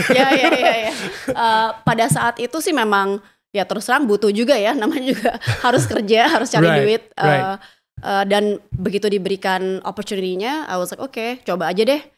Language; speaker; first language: Indonesian; native; Indonesian